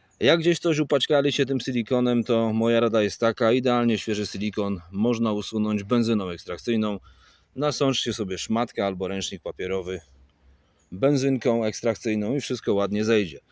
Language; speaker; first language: Polish; native; Polish